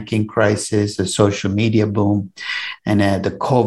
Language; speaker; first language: English; non-native, local second language; Tamil